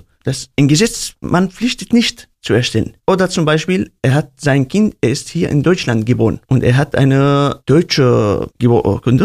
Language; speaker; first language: German; non-native, learner; Arabic